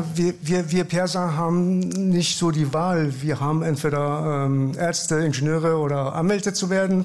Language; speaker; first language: German; early bilingual, other home language; Persian